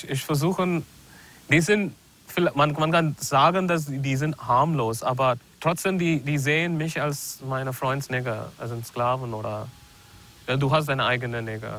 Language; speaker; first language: German; non-native, learner; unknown